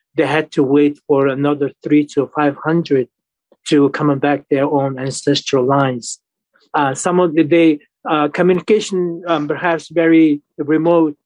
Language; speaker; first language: English; non-native, learner; Mongolian